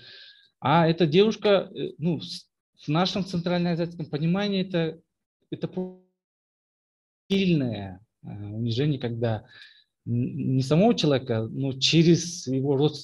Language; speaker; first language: Russian; non-native, local second language; Kyrgyz